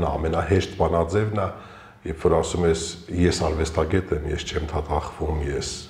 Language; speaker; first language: Armenian; early bilingual, heritage; Armenian